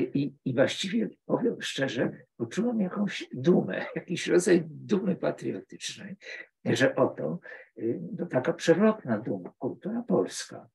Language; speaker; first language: Polish; native; Polish